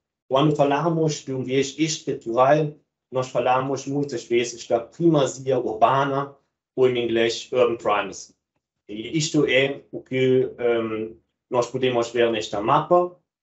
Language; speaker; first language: Portuguese; non-native, fluent; German